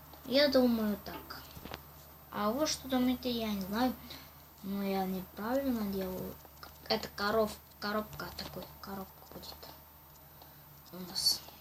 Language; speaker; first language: Russian; non-native, local second language; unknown